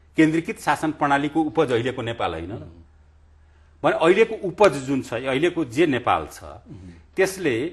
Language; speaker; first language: Nepali; non-native, local second language; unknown